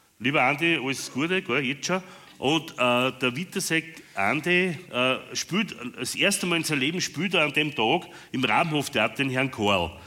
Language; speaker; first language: German; native; German